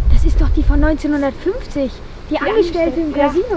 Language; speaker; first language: German; native; German